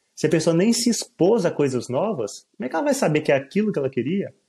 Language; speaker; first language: Portuguese; native; Portuguese